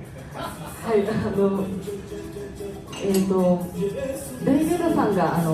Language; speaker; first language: Japanese; non-native, fluent; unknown